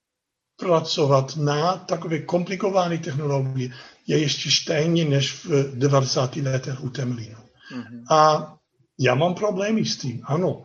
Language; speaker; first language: Czech; non-native, fluent; Dutch